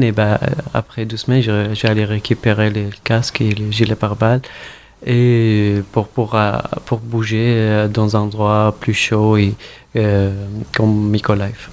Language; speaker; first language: French; non-native, fluent; Arabic